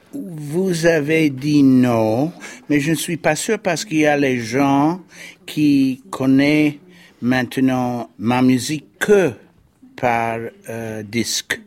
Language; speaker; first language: French; non-native, fluent; English